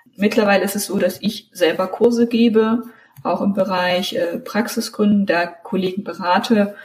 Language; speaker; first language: German; native; German